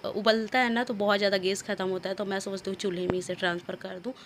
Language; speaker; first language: Hindi; native; Hindi